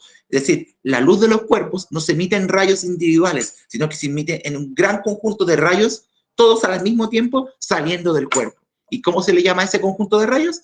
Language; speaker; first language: Spanish; native; Spanish